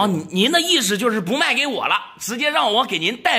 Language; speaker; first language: Chinese; native; Chinese